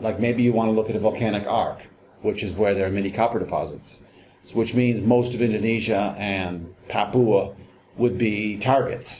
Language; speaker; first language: English; native; English